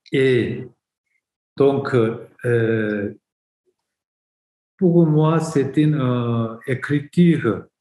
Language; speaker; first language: French; non-native, fluent; Korean